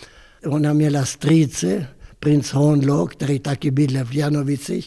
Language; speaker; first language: Czech; non-native, fluent; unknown